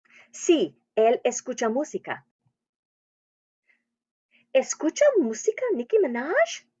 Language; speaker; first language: Spanish; non-native, fluent; English